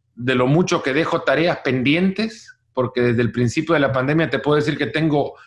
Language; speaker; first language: Spanish; native; Spanish